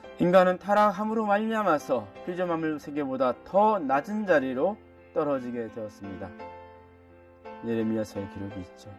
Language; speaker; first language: Korean; native; Korean